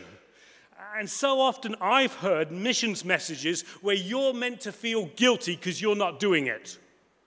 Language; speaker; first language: English; native; English